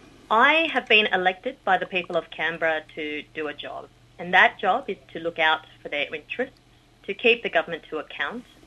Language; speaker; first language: English; early bilingual, other home language; Korean